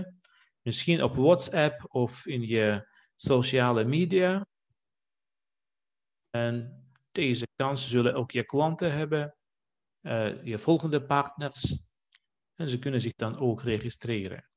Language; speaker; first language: Dutch; non-native, fluent; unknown